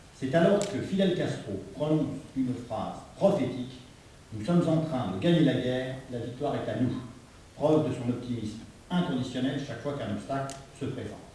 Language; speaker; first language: French; native; French